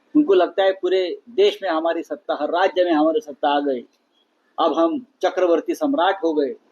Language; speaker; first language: Hindi; non-native, local second language; Marathi